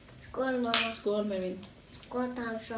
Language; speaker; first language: Swedish; early bilingual, other home language; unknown